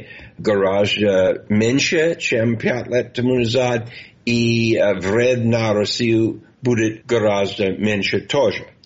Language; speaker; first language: Russian; non-native, fluent; English